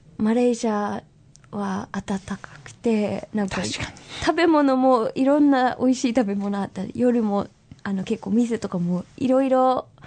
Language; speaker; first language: Japanese; non-native, fluent; English